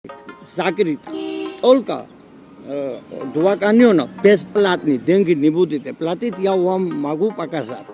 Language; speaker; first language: Russian; non-native, learner; Georgian